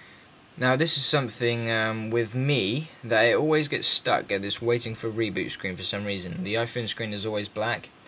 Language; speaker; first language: English; native; English